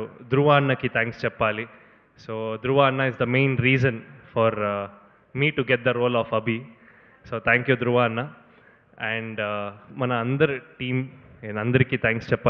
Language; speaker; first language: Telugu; non-native, learner; Kannada